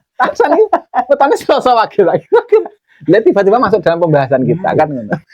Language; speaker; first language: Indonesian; non-native, local second language; Javanese